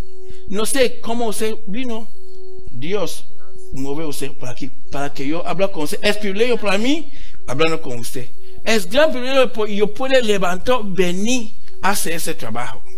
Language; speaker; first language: Spanish; non-native, learner; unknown